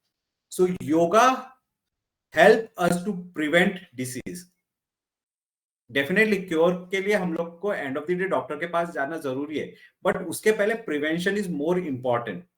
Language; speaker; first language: Hindi; native; Hindi